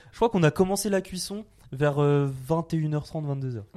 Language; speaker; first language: French; native; French